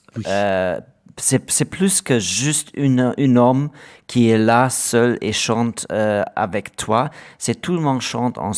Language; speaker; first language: French; non-native, learner; German